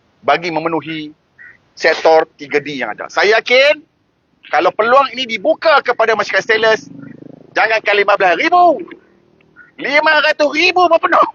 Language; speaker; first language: Malay; native; Malay